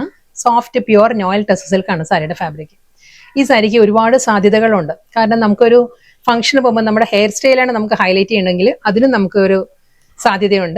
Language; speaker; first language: Malayalam; native; Malayalam